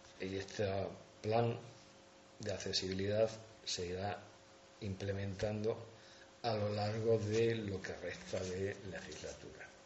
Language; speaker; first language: Spanish; native; Spanish